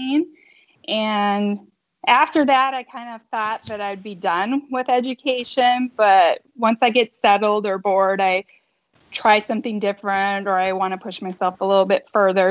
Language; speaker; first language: English; native; English